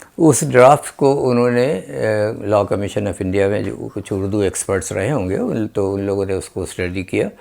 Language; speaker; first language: Urdu; native; Urdu